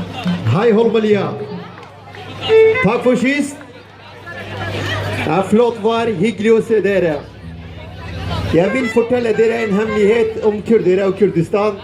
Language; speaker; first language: Norwegian; non-native, fluent; Central Kurdish